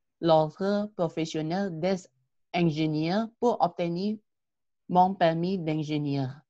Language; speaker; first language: French; non-native, learner; Indonesian